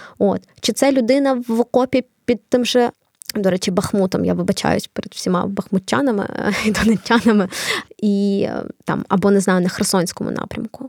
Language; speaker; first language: Ukrainian; non-native, local second language; Russian